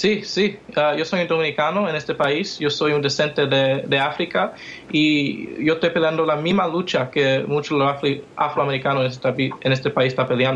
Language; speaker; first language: Spanish; early bilingual, heritage; English